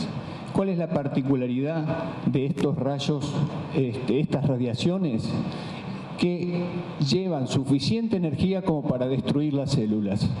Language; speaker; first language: Spanish; native; Spanish